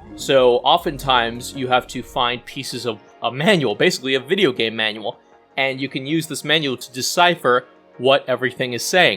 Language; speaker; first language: English; native; English